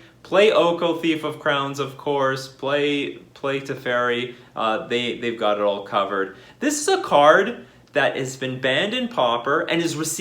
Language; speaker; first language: English; native; English